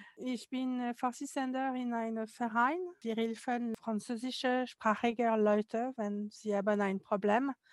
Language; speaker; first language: German; non-native, learner; French